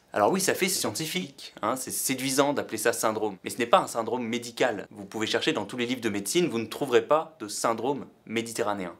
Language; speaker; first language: French; native; French